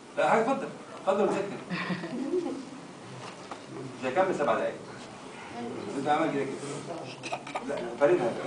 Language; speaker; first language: Arabic; native; Arabic